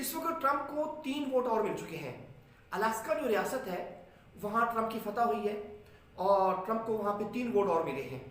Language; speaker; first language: Urdu; non-native, local second language; Punjabi